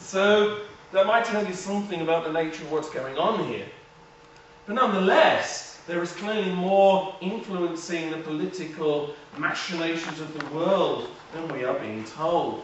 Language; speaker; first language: English; native; English